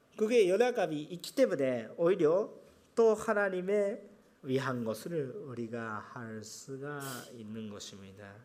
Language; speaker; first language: Korean; non-native, fluent; Japanese